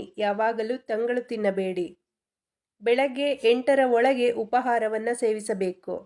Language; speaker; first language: Kannada; native; Kannada